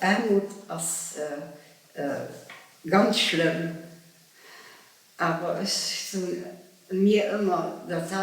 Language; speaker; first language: German; non-native, local second language; Luxembourgish